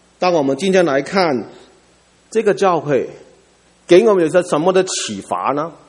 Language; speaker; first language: Chinese; non-native, local second language; Cantonese